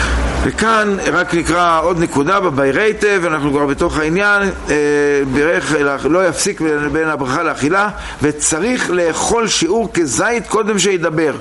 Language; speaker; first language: Hebrew; native; Hebrew